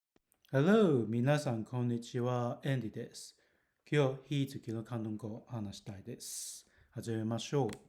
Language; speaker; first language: Japanese; non-native, learner; Cantonese